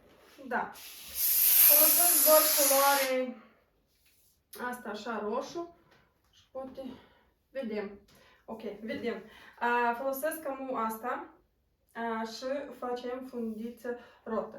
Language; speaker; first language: Romanian; non-native, local second language; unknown